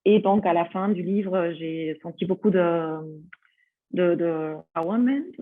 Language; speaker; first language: French; non-native, fluent; German